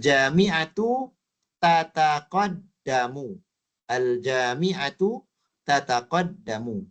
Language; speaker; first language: Arabic; non-native, fluent; Malay